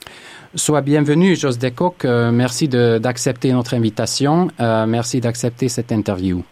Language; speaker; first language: French; non-native, fluent; Hungarian